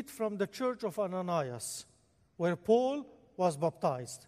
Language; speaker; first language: English; non-native, fluent; Arabic